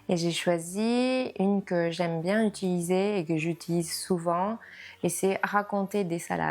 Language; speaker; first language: French; non-native, fluent; Spanish